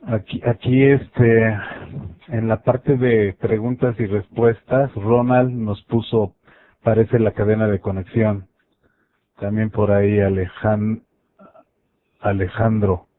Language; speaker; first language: Spanish; native; Spanish